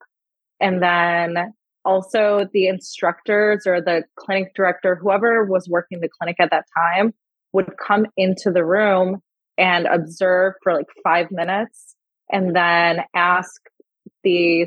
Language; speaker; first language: English; native; English